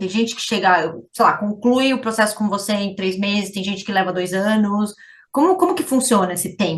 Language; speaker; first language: Portuguese; native; Portuguese